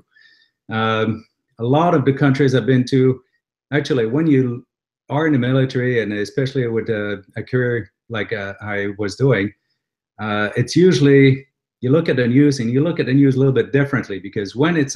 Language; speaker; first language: English; native; English